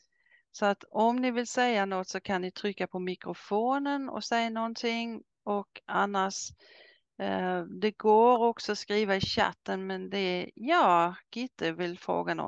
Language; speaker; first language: Swedish; native; Swedish